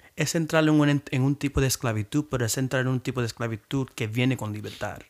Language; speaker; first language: Spanish; early bilingual, heritage; Spanish